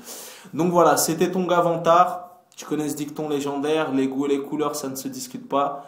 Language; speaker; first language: French; native; French